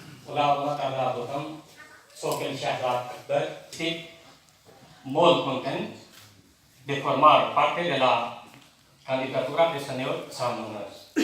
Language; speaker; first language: Catalan; non-native, fluent; Urdu